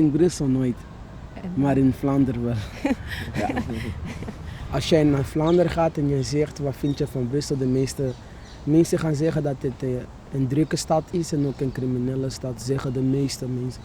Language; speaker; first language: Dutch; non-native, learner; Portuguese